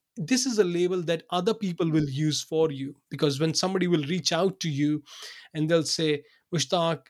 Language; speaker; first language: English; non-native, local second language; Urdu